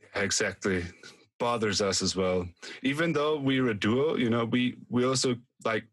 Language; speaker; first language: English; non-native, fluent; German